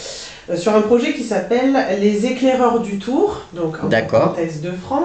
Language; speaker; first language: French; native; French